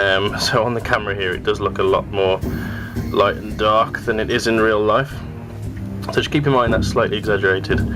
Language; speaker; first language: English; native; English